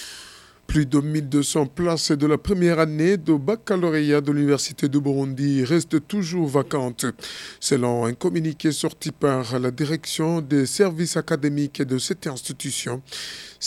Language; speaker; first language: French; non-native, local second language; Rundi